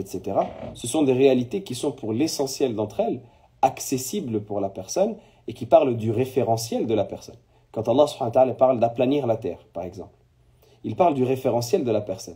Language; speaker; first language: French; native; French